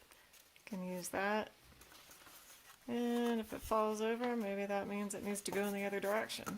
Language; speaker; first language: English; native; English